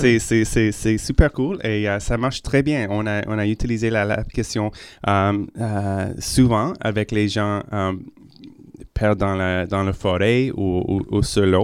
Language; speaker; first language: French; non-native, local second language; English